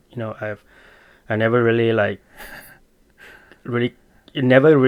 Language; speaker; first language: English; non-native, local second language; Chinese